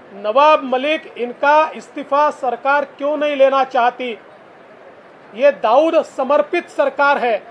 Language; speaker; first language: Hindi; non-native, local second language; Marathi